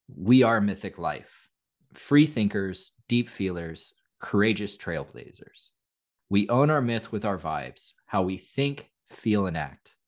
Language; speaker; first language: English; native; English